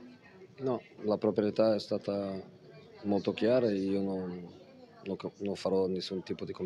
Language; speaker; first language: Italian; non-native, fluent; Portuguese